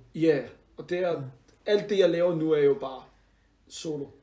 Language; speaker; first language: Danish; early bilingual, other home language; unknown